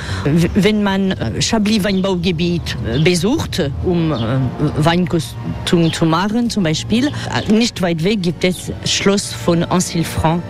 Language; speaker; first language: German; non-native, fluent; French